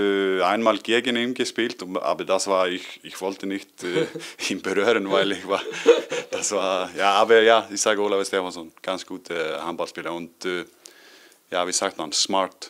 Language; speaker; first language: German; non-native, learner; Icelandic